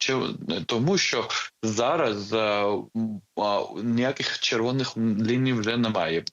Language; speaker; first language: Ukrainian; non-native, fluent; Georgian